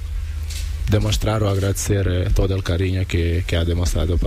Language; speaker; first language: Spanish; non-native, learner; Portuguese